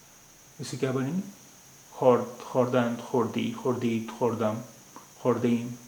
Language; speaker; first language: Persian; non-native, fluent; Urdu